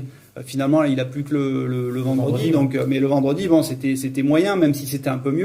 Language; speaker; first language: French; native; French